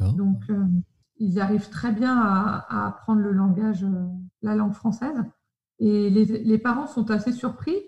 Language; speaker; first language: French; native; French